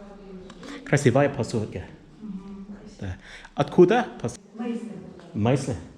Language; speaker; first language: Russian; non-native, learner; English